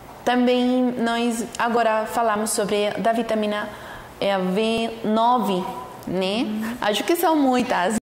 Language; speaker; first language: Portuguese; non-native, learner; Spanish